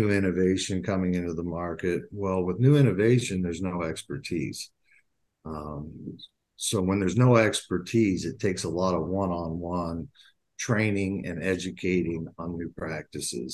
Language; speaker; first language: English; native; English